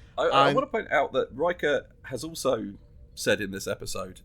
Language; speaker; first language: English; native; English